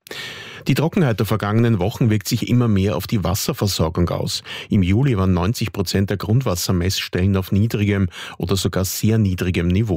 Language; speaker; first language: German; native; German